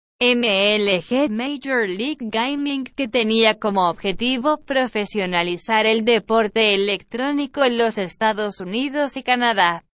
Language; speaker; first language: Spanish; non-native, learner; Portuguese